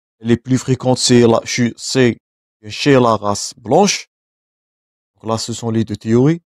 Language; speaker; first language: French; non-native, local second language; Arabic